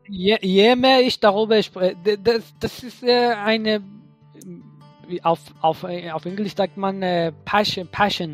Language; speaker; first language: German; non-native, fluent; Persian